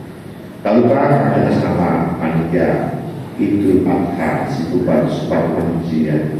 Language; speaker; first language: Indonesian; native; Indonesian